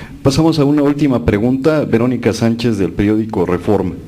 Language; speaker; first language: Spanish; native; Spanish